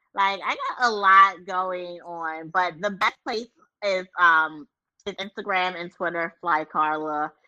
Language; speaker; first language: English; native; English